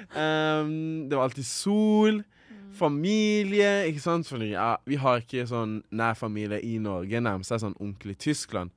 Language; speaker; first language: Norwegian; early bilingual, other home language; Kinyarwanda